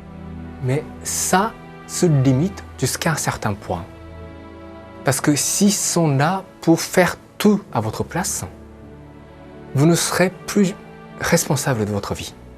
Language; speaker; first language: French; non-native, fluent; Japanese